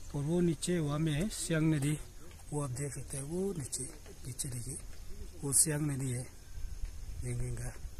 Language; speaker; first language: Hindi; non-native, local second language; Adi